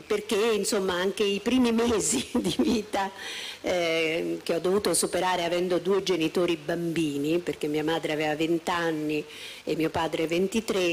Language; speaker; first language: Italian; native; Italian